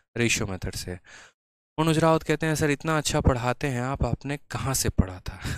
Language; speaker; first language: Hindi; native; Hindi